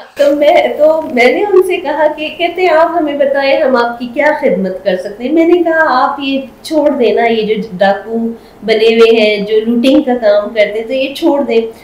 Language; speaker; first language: Urdu; non-native, local second language; Sindhi